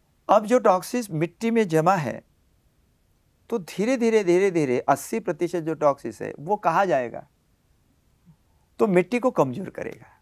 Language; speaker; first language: Hindi; native; Hindi